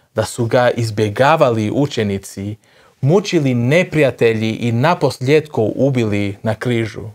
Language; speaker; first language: Croatian; non-native, fluent; Portuguese